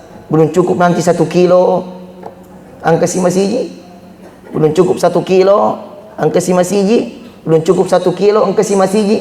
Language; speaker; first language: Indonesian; non-native, local second language; Buginese